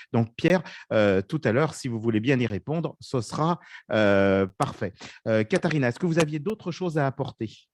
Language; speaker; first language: French; native; French